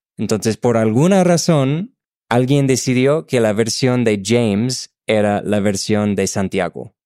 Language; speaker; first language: Spanish; non-native, fluent; English